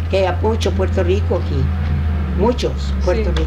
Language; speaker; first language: Spanish; early bilingual, heritage; Spanish